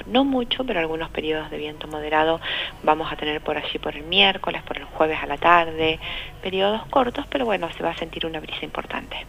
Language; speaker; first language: Spanish; native; Spanish